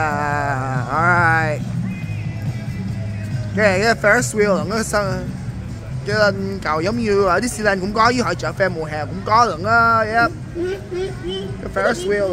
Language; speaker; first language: Vietnamese; early bilingual, heritage; Vietnamese